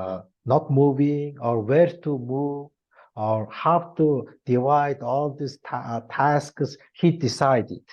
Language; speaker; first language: English; non-native, learner; Mongolian